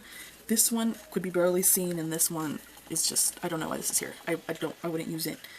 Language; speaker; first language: English; native; English